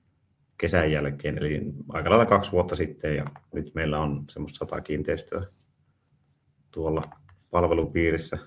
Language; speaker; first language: Finnish; native; Finnish